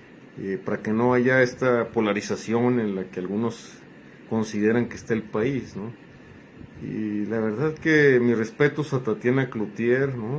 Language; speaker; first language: Spanish; native; Spanish